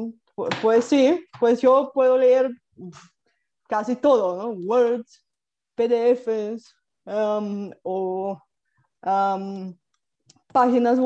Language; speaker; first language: Spanish; non-native, fluent; Bulgarian